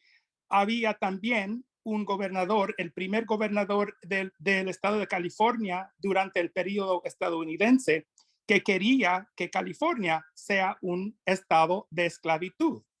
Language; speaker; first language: Spanish; non-native, fluent; English